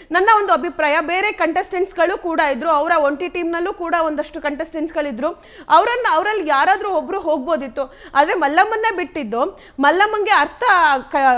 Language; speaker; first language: Kannada; native; Kannada